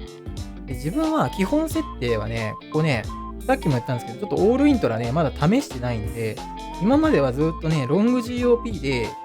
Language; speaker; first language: Japanese; native; Japanese